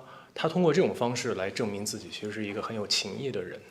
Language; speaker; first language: Chinese; native; Chinese